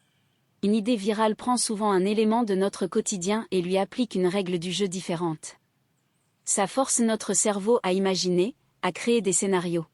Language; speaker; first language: French; native; French